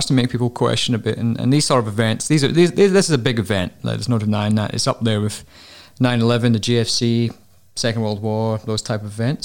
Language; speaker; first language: English; native; English